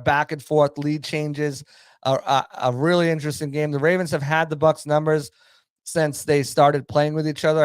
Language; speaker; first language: English; native; English